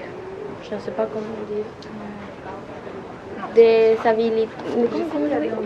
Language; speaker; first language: French; non-native, learner; Spanish